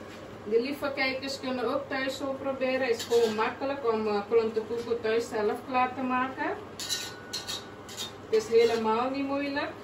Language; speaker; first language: Dutch; non-native, local second language; Caribbean Hindustani